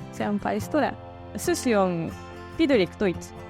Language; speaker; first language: Estonian; non-native, learner; Japanese